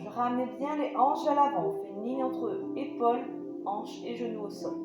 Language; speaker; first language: French; native; French